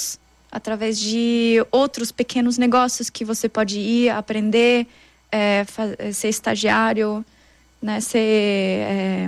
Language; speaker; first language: Portuguese; non-native, fluent; German